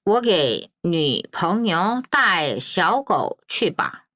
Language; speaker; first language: Chinese; non-native, fluent; Korean